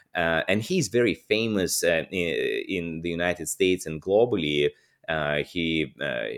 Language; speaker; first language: English; non-native, fluent; Russian